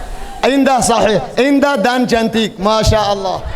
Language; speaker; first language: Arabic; native; Arabic